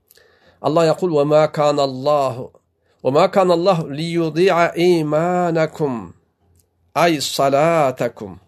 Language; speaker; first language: Arabic; non-native, fluent; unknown